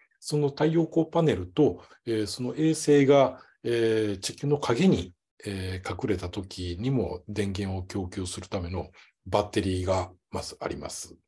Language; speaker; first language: Japanese; native; Japanese